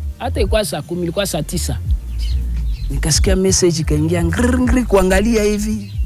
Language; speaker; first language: Swahili; native; Swahili